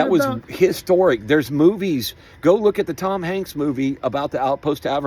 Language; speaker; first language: English; native; English